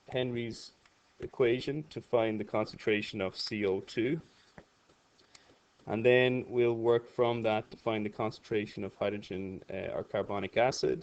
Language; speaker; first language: English; native; English